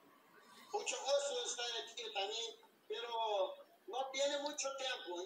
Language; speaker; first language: Spanish; non-native, learner; Portuguese